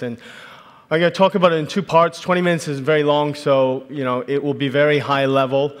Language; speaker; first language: English; native; English